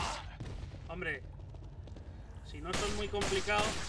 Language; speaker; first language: Spanish; native; Spanish